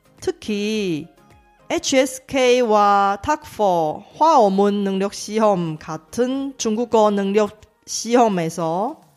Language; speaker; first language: Korean; non-native, fluent; Chinese